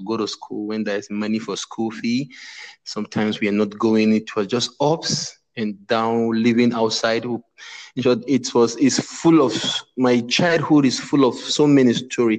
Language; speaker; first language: English; non-native, local second language; Igbo